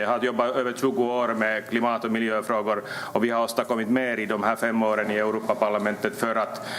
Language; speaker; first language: Swedish; native; Swedish